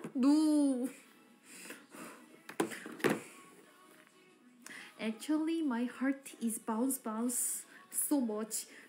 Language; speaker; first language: English; non-native, learner; Korean